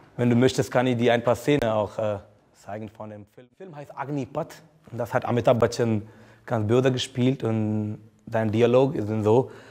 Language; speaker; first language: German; non-native, fluent; Hindi